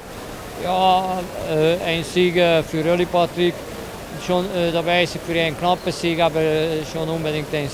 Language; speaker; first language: German; non-native, learner; Hungarian